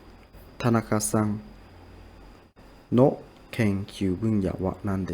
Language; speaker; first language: Japanese; non-native, learner; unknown